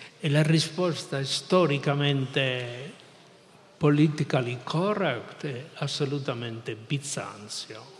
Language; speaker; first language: Italian; non-native, fluent; Spanish